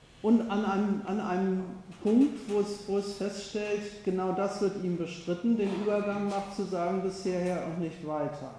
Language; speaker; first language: German; native; German